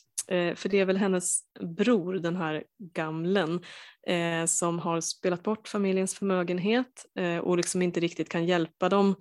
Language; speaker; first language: Swedish; native; Swedish